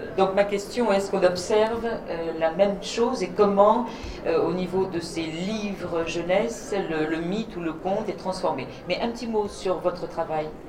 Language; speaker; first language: French; native; French